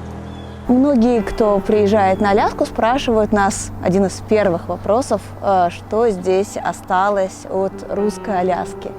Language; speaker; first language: Russian; native; Russian